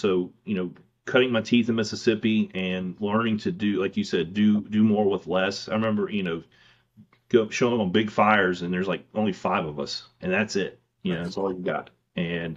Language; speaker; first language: English; native; English